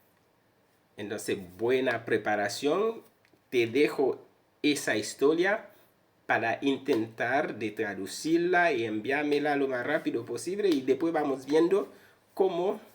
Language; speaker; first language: Spanish; non-native, fluent; Haitian Creole